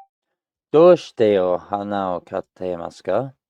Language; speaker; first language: Japanese; non-native, learner; English